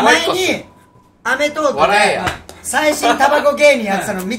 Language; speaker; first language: Japanese; native; Japanese